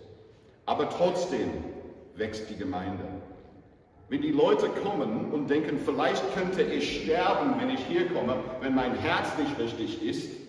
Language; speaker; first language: German; non-native, fluent; English